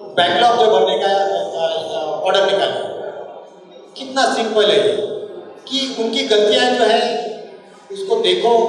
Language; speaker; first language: Hindi; non-native, local second language; Marathi